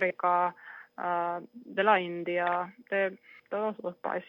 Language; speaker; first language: Spanish; non-native, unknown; Finnish